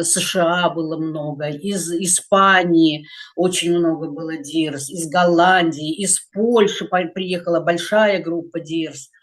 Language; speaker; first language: Russian; native; Russian